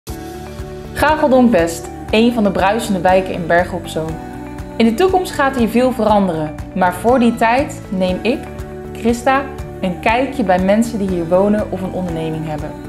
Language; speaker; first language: Dutch; native; Dutch